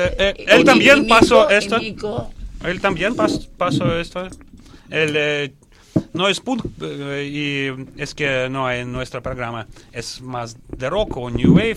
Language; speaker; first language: Spanish; non-native, learner; Russian